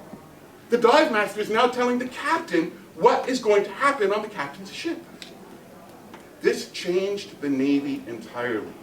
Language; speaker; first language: English; native; English